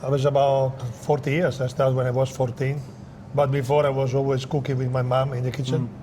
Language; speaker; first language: English; non-native, fluent; Italian